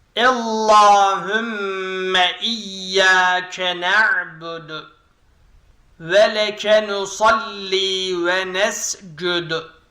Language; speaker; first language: Arabic; non-native, fluent; Turkish